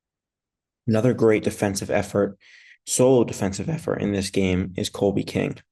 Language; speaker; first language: English; native; English